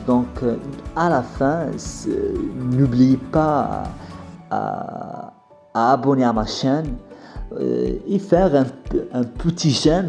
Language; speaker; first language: French; non-native, fluent; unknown